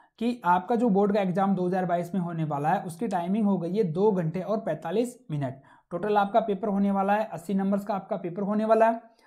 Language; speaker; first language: Hindi; native; Hindi